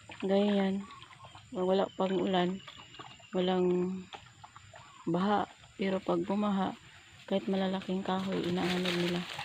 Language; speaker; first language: Filipino; non-native, local second language; Cebuano